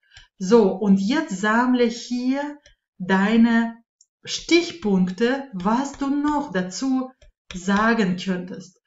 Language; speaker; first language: German; non-native, fluent; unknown